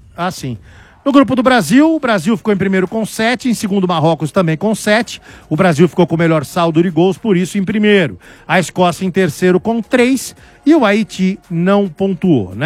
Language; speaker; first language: Portuguese; native; Portuguese